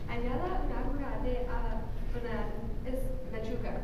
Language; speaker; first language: Spanish; non-native, learner; English